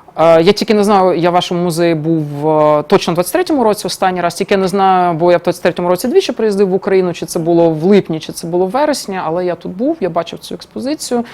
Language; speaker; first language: Ukrainian; non-native, local second language; Russian